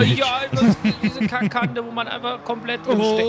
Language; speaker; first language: German; native; German